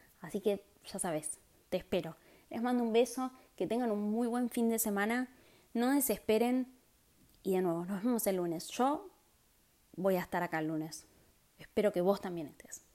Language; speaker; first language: Spanish; native; Spanish